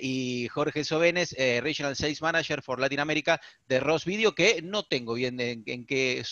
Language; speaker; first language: Spanish; native; Spanish